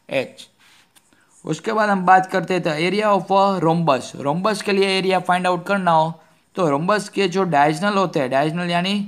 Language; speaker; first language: Hindi; non-native, local second language; Gujarati